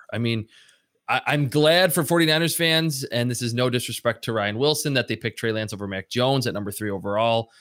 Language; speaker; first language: English; native; English